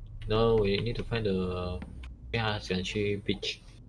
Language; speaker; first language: English; non-native, local second language; Chinese